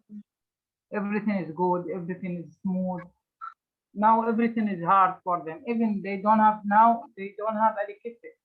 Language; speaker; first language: English; non-native, learner; Arabic